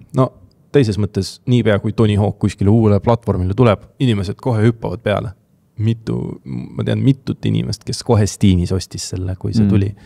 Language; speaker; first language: Estonian; non-native, local second language; Russian